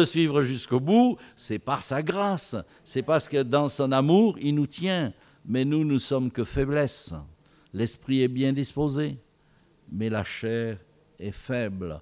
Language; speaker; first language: French; native; French